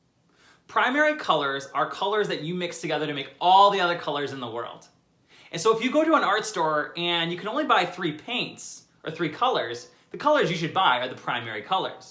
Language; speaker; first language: English; native; English